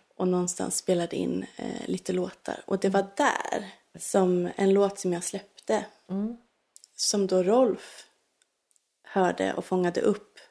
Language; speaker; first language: Swedish; native; Swedish